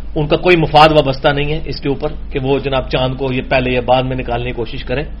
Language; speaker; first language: Urdu; non-native, local second language; Punjabi